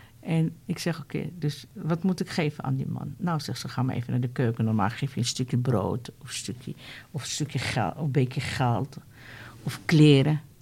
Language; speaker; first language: Dutch; non-native, fluent; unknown